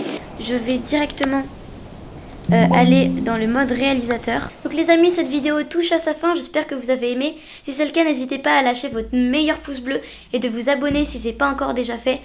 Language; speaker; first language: French; native; French